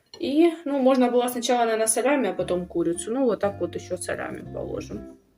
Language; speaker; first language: Russian; native; Russian